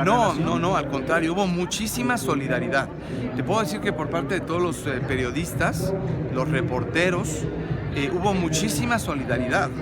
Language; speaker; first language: Spanish; native; Spanish